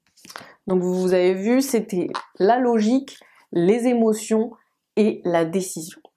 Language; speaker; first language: French; native; French